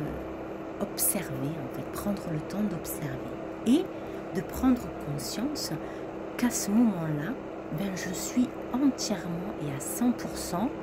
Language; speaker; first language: French; native; French